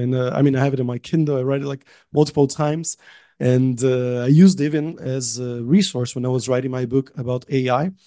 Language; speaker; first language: English; non-native, fluent; Portuguese